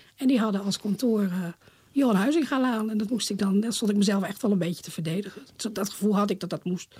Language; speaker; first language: Dutch; native; Dutch